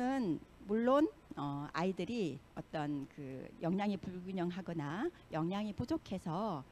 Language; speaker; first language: Korean; native; Korean